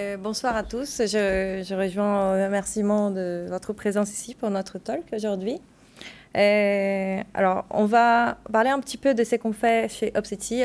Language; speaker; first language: French; non-native, fluent; Portuguese